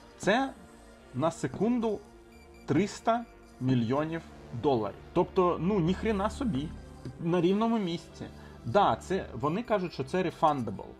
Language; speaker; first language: Ukrainian; non-native, local second language; Russian